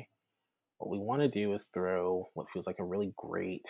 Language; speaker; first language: English; native; English